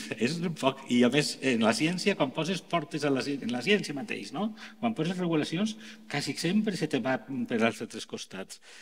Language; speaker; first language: Catalan; native; Catalan